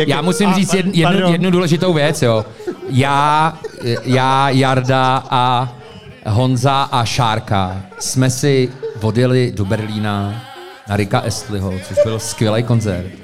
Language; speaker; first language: Czech; native; Czech